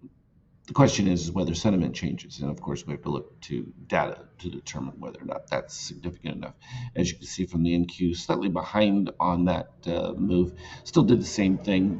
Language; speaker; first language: English; native; English